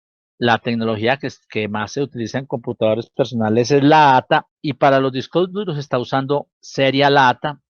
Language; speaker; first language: Spanish; native; Spanish